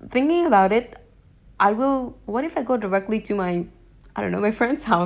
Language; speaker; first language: English; non-native, local second language; Cebuano